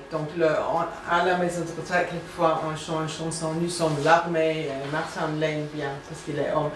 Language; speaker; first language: French; non-native, fluent; English